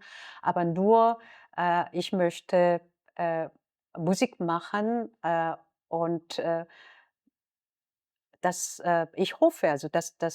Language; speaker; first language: German; non-native, fluent; Korean